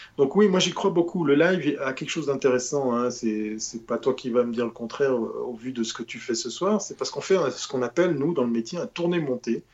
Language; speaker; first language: French; native; French